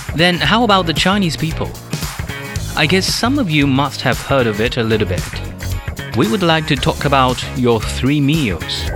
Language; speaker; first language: English; non-native, fluent; Chinese